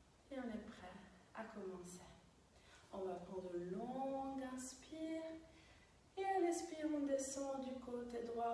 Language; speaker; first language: French; non-native, fluent; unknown